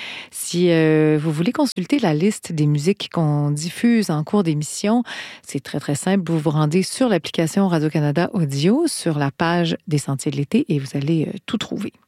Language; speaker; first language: French; native; French